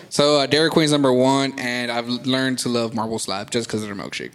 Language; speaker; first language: English; early bilingual, other home language; Spanish